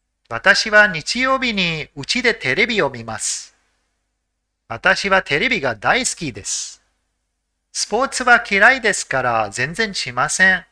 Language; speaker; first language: Japanese; non-native, fluent; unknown